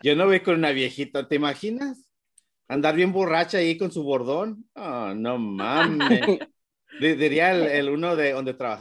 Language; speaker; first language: Spanish; early bilingual, heritage; Spanish